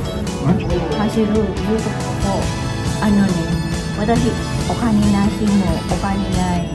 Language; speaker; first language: Japanese; non-native, learner; Filipino